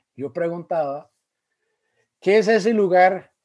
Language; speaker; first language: Spanish; non-native, fluent; English